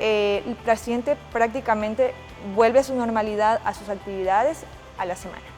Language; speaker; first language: Spanish; native; Spanish